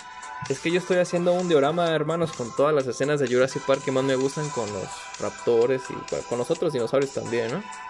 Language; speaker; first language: Spanish; native; Spanish